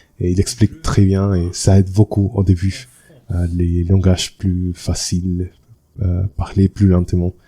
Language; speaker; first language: French; non-native, learner; Spanish